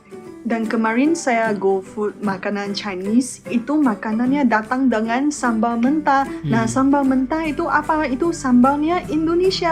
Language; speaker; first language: Indonesian; non-native, fluent; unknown